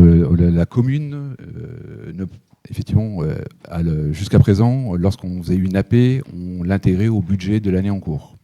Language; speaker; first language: French; native; French